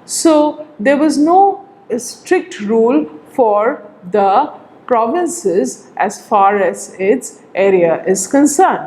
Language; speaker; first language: English; non-native, local second language; Bangla